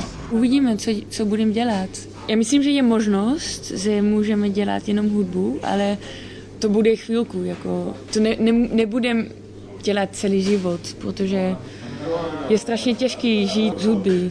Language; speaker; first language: Czech; non-native, learner; Dutch